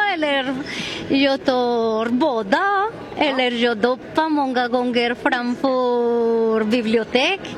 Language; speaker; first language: Swedish; non-native, learner; Spanish